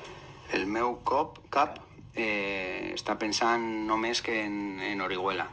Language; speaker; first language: Catalan; non-native, local second language; Spanish